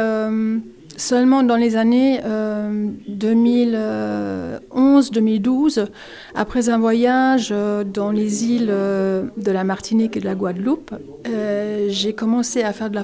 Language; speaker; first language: French; non-native, fluent; German